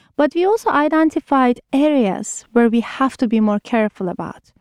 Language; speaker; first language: English; non-native, fluent; Turkish